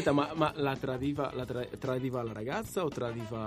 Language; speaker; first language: Italian; native; Italian